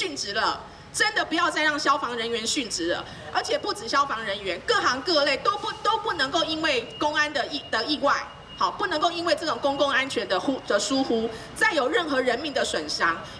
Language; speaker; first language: Chinese; native; Chinese